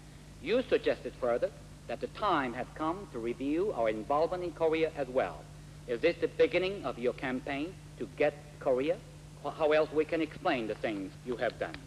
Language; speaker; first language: English; non-native, local second language; Korean